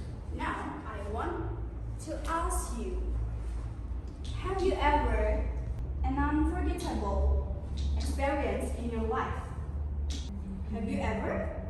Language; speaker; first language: English; non-native, fluent; Indonesian